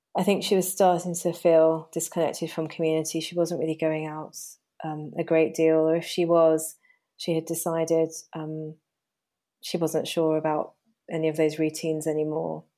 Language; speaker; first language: English; native; English